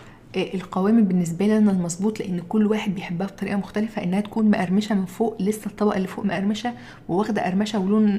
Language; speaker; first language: Arabic; native; Arabic